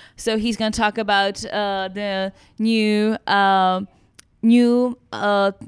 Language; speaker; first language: English; non-native, fluent; Czech